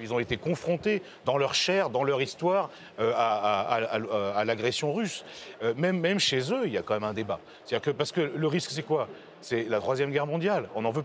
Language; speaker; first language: French; native; French